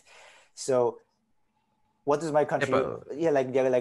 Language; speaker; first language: English; non-native, fluent; Spanish